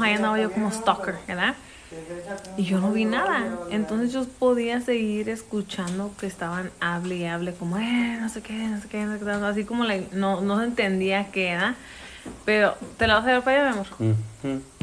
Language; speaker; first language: Spanish; native; Spanish